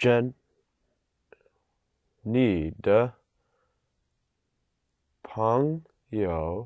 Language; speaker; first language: Chinese; non-native, learner; English